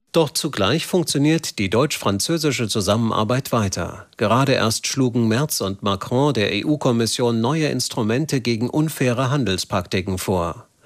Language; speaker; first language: German; native; German